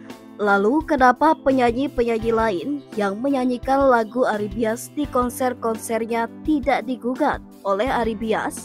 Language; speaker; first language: Indonesian; native; Indonesian